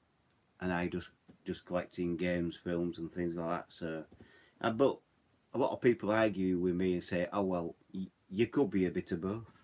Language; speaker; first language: English; native; English